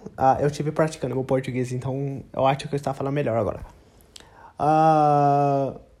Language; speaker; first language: Portuguese; non-native, learner; English